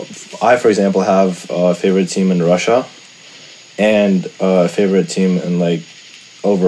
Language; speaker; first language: English; non-native, fluent; Russian